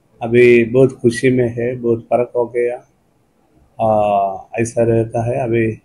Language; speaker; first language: Hindi; non-native, local second language; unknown